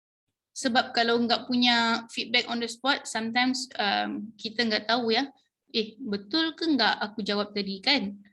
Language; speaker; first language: Malay; native; Malay